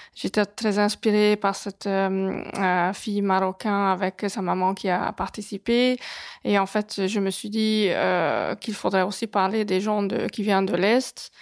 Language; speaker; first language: French; non-native, fluent; Hungarian